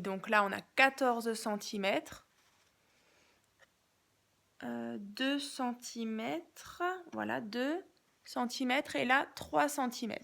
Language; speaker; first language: French; native; French